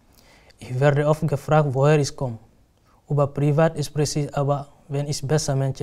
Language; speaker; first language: German; non-native, learner; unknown